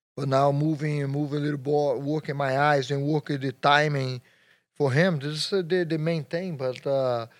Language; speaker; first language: English; non-native, learner; Portuguese